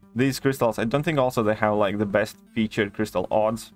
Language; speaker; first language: English; non-native, fluent; Latvian